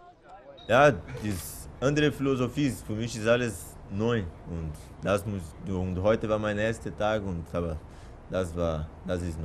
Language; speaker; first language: German; non-native, learner; Portuguese